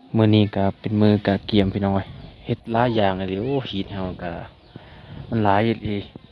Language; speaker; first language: Lao; non-native, local second language; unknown